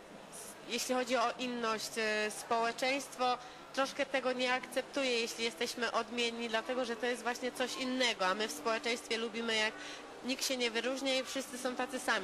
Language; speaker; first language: Polish; native; Polish